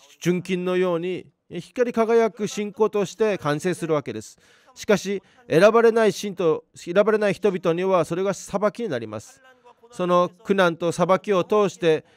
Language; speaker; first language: Japanese; non-native, fluent; Korean